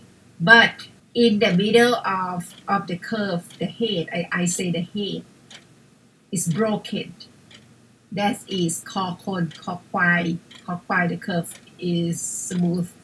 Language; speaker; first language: English; non-native, fluent; Thai